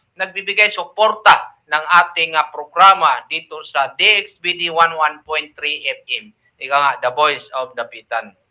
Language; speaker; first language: Filipino; non-native, local second language; Cebuano